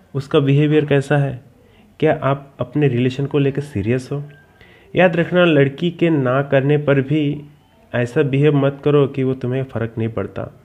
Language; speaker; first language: Hindi; native; Hindi